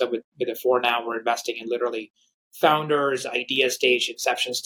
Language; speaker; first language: English; non-native, local second language; Hindi